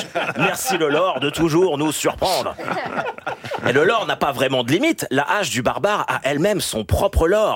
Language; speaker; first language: French; native; French